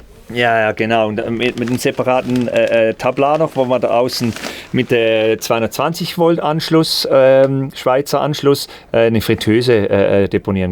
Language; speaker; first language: German; native; German